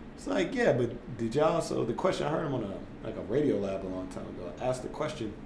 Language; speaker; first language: English; native; English